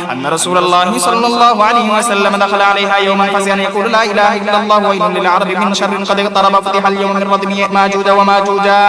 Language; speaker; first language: Arabic; non-native, fluent; Bangla